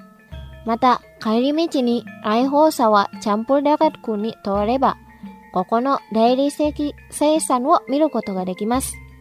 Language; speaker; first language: Japanese; non-native, fluent; Indonesian